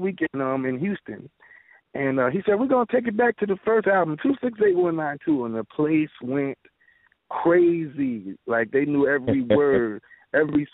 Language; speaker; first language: English; native; English